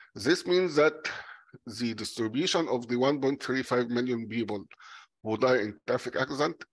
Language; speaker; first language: English; non-native, fluent; Arabic